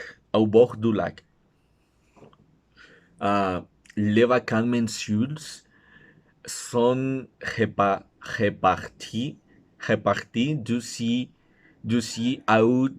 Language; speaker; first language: French; non-native, learner; Spanish